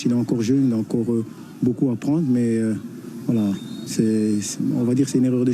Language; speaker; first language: French; native; French